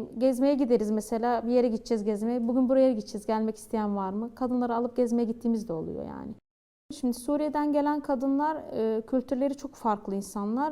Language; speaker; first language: Turkish; native; Turkish